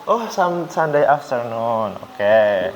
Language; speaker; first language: English; non-native, fluent; Indonesian